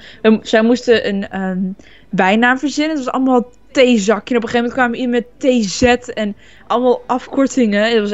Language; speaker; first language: Dutch; native; Dutch